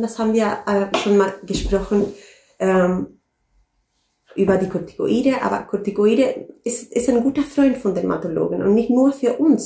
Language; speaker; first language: German; non-native, fluent; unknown